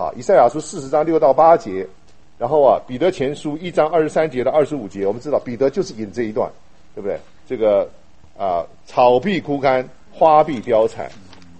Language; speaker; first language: Chinese; native; Chinese